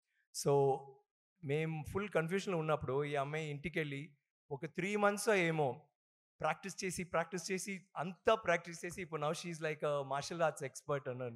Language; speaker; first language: Telugu; non-native, local second language; Tamil